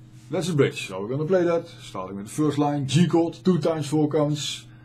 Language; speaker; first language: English; non-native, fluent; Dutch